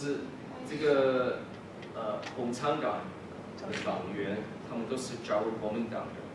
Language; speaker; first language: Chinese; early bilingual, heritage; English